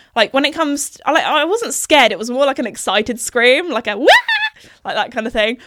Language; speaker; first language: English; native; English